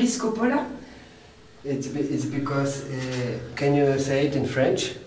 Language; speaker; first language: English; non-native, fluent; Polish